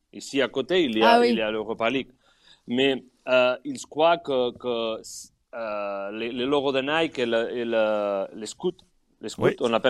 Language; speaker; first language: French; non-native, fluent; Catalan